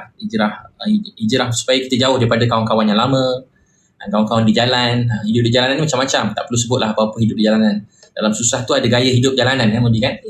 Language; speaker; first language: Malay; native; Malay